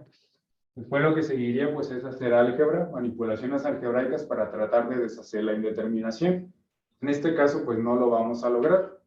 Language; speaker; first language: Spanish; native; Spanish